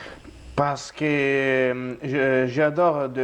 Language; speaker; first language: French; non-native, learner; Italian